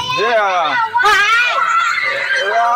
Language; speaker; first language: Chinese; non-native, learner; Rundi